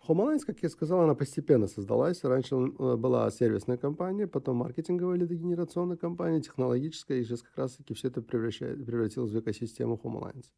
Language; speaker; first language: Russian; non-native, local second language; Uzbek